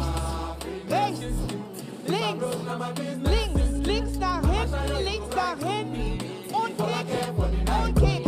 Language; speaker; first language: German; native; German